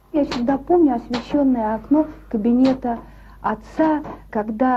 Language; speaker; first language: Russian; native; Russian